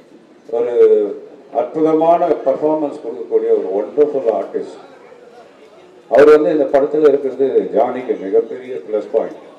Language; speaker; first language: Tamil; native; Tamil